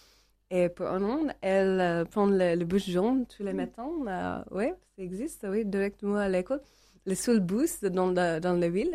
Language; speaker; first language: French; non-native, learner; English